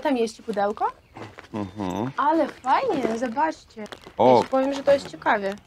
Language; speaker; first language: Polish; non-native, fluent; Russian